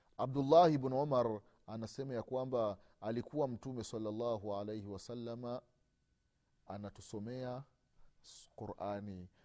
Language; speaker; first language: Swahili; native; Swahili